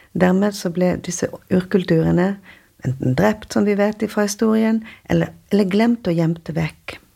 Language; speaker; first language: Norwegian; non-native, fluent; Spanish